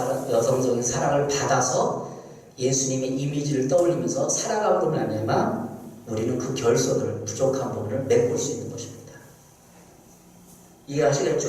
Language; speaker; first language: Korean; native; Korean